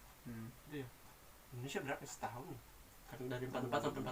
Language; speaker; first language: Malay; non-native, local second language; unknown